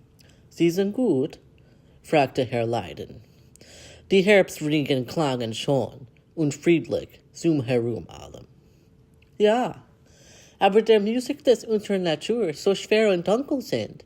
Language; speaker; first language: German; non-native, learner; English